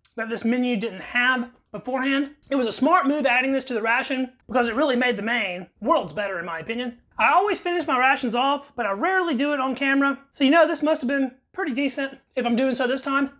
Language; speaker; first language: English; native; English